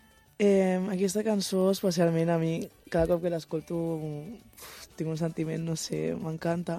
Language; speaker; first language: Catalan; early bilingual, other home language; Wolof